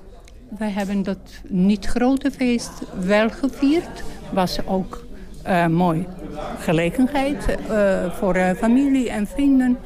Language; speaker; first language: Dutch; non-native, learner; Bosnian